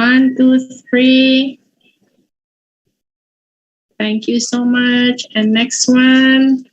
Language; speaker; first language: English; non-native, fluent; Indonesian